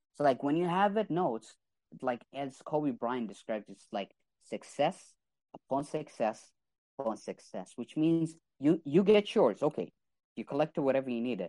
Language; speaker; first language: English; non-native, fluent; Arabic